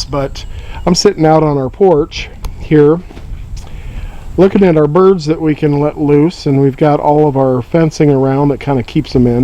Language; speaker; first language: English; native; English